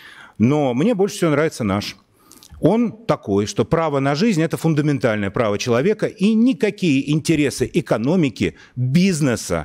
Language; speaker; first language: Russian; native; Russian